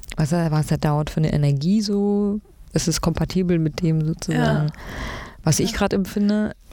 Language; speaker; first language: German; early bilingual, other home language; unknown